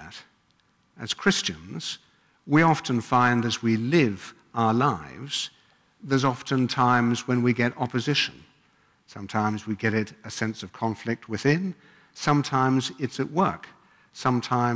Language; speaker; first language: English; native; English